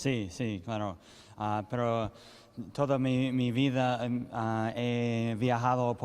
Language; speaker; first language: Spanish; early bilingual, heritage; English